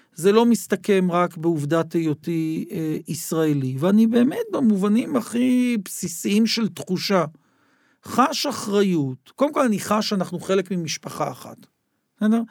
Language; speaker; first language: Hebrew; native; Hebrew